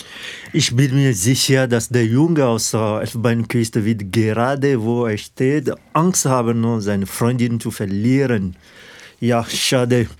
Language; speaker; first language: German; non-native, fluent; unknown